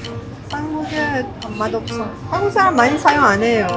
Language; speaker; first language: Korean; non-native, learner; Persian